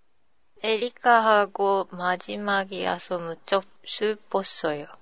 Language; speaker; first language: Korean; non-native, learner; Japanese